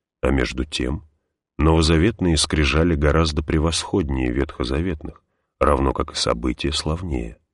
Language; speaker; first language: Russian; native; Russian